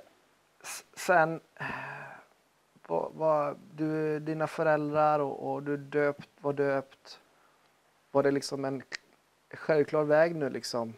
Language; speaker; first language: Swedish; native; Swedish